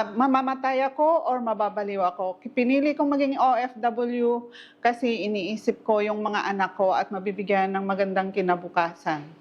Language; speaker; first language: Filipino; non-native, local second language; Hiligaynon